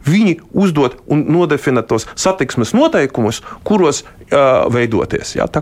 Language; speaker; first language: Latvian; non-native, local second language; Russian